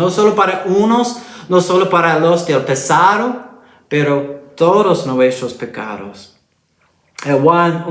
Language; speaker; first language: Spanish; non-native, fluent; English